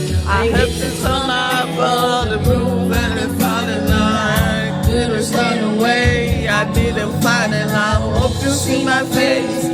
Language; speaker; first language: English; non-native, learner; French